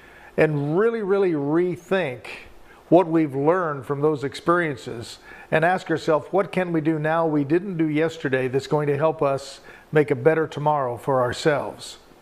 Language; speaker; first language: English; native; English